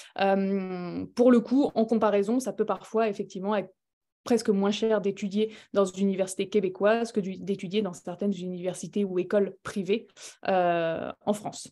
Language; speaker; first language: French; native; French